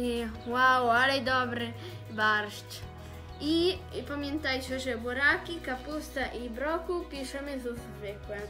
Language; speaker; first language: Polish; early bilingual, heritage; Polish